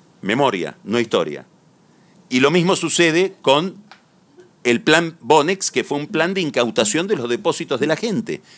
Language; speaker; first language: Spanish; native; Spanish